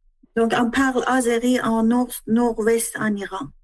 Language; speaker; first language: French; non-native, learner; Persian